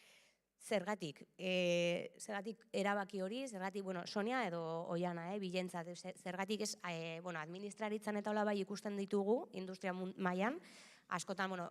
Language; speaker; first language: Basque; native; Basque